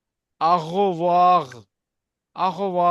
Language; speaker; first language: French; non-native, learner; Urdu